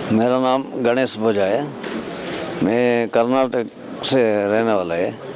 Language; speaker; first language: Hindi; non-native, local second language; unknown